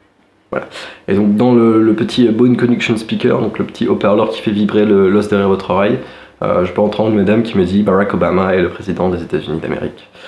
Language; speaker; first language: French; native; French